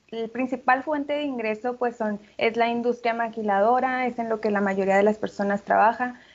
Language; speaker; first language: Spanish; native; Spanish